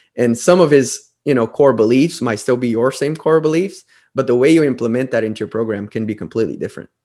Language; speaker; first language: English; non-native, fluent; Portuguese